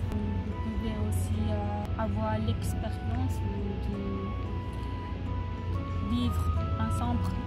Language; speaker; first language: French; non-native, learner; Japanese